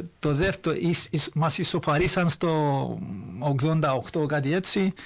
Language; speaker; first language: Greek; early bilingual, heritage; Greek